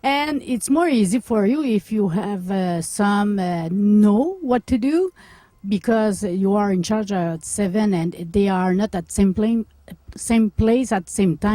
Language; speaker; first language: English; non-native, local second language; French